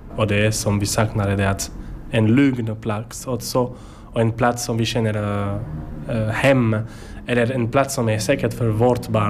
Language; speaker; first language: Swedish; non-native, learner; French